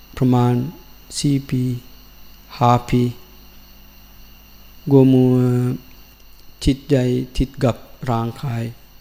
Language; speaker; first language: Thai; non-native, learner; Sinhala